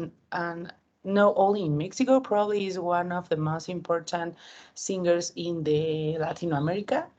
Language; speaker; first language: English; non-native, learner; Spanish